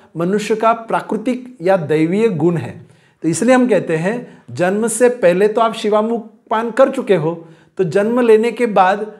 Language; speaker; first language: Hindi; non-native, local second language; Marathi